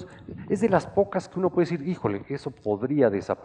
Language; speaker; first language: Spanish; native; Spanish